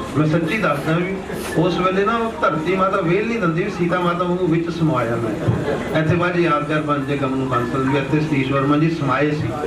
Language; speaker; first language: Punjabi; native; Punjabi